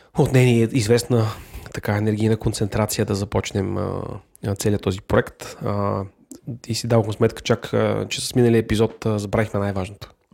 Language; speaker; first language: Bulgarian; native; Bulgarian